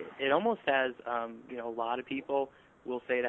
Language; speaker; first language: English; native; English